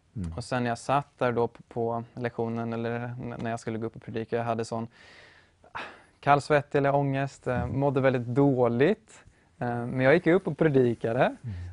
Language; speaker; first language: Swedish; native; Swedish